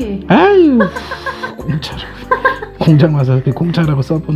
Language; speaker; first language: Korean; native; Korean